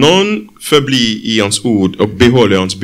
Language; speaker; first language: Swedish; non-native, fluent; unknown